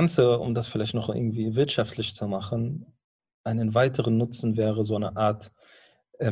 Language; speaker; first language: German; native; German